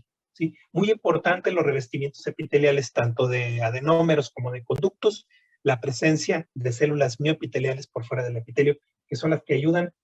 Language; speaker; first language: Spanish; native; Spanish